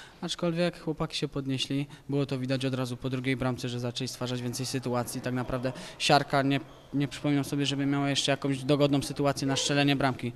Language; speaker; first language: Polish; native; Polish